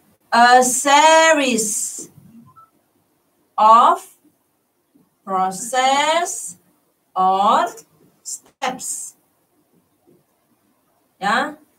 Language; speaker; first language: English; non-native, fluent; Indonesian